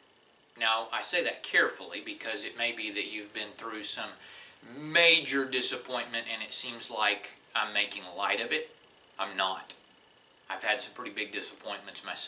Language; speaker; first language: English; native; English